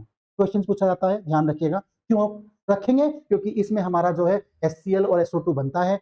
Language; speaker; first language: Hindi; native; Hindi